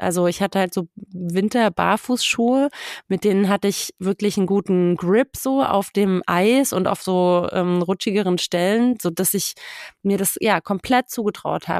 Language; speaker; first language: German; native; German